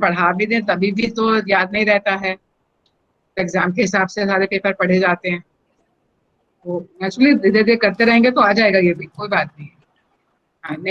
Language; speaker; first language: Hindi; native; Hindi